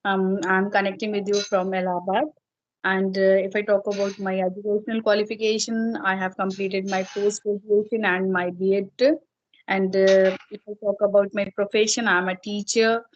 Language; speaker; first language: English; non-native, fluent; Hindi